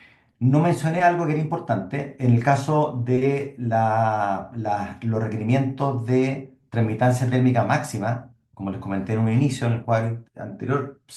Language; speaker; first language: Spanish; native; Spanish